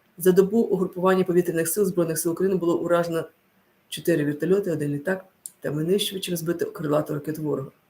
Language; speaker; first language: Ukrainian; non-native, local second language; Russian